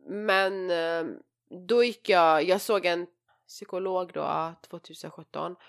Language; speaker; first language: Swedish; early bilingual, other home language; Persian